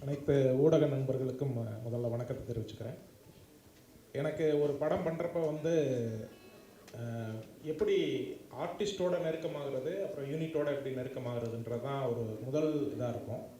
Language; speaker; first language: Tamil; native; Tamil